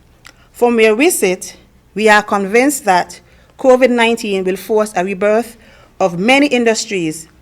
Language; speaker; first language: English; native; English